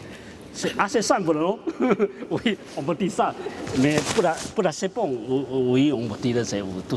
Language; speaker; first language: French; non-native, learner; Chinese